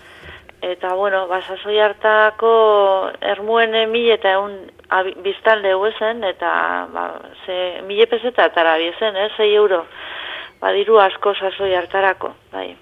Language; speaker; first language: Basque; native; Basque